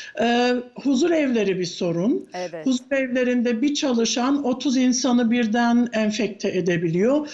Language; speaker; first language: Turkish; early bilingual, heritage; Turkish